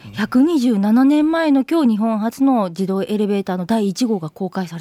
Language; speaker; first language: Japanese; native; Japanese